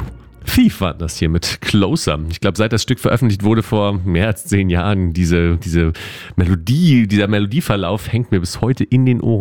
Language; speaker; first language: German; native; German